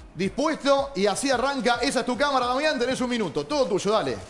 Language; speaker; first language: Spanish; native; Spanish